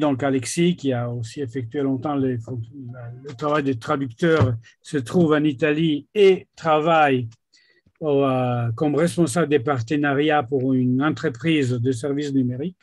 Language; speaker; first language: French; non-native, fluent; Italian